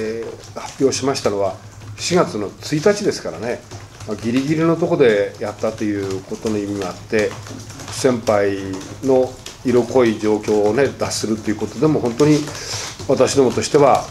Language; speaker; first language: Japanese; native; Japanese